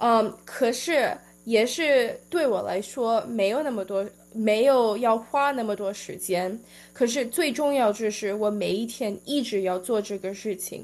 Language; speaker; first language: Chinese; early bilingual, heritage; Chinese